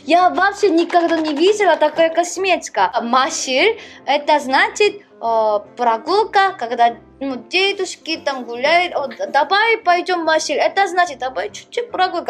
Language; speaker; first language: Russian; non-native, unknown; Korean